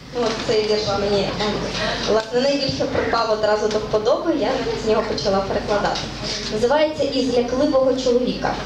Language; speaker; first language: Ukrainian; native; Ukrainian